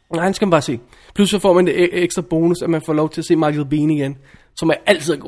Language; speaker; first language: Danish; native; Danish